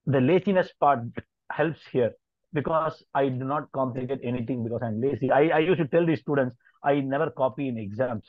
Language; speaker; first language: English; non-native, local second language; Tamil